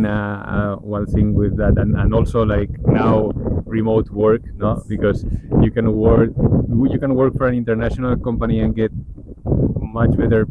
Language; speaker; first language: English; non-native, fluent; Spanish